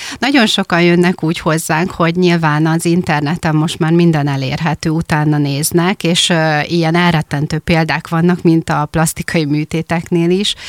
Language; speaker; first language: Hungarian; native; Hungarian